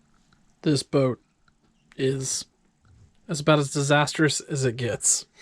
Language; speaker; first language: English; native; English